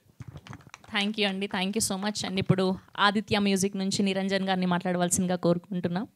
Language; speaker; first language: Telugu; native; Telugu